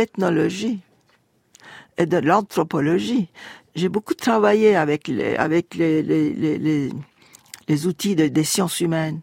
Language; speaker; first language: French; non-native, fluent; Turkish